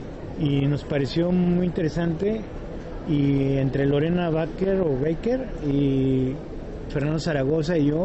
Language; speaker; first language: Spanish; native; Spanish